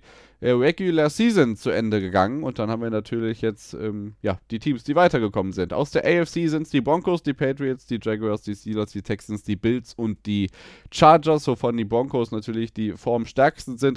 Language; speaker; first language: German; native; German